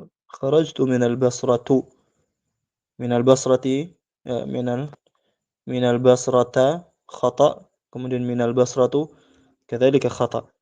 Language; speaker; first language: Arabic; non-native, fluent; Indonesian